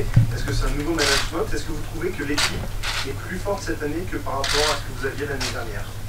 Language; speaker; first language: French; native; French